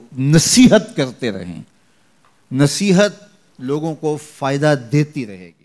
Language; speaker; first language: Urdu; non-native, local second language; Punjabi